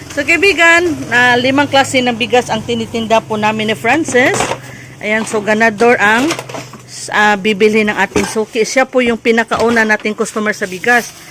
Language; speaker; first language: Filipino; non-native, local second language; Cebuano